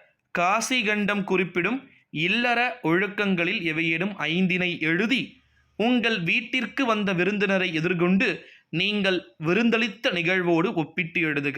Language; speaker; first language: Tamil; native; Tamil